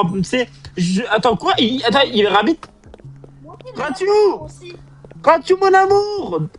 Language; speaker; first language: French; native; French